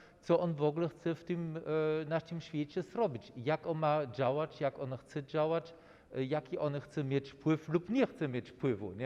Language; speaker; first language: Polish; non-native, fluent; German